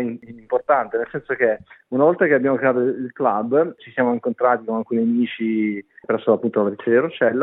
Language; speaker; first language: Italian; native; Italian